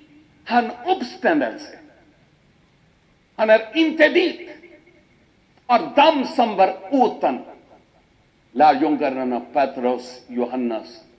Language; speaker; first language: Swedish; non-native, fluent; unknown